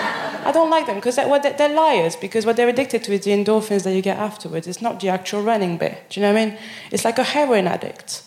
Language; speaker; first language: English; non-native, fluent; French